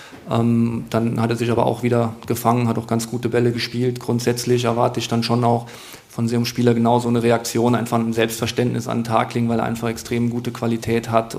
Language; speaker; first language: German; native; German